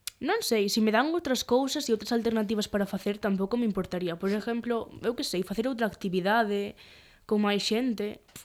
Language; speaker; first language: Galician; non-native, local second language; Spanish